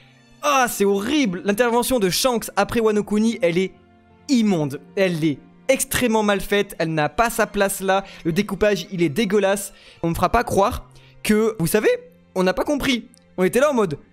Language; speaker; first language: French; native; French